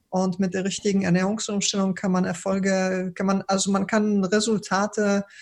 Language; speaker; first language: German; early bilingual, other home language; Polish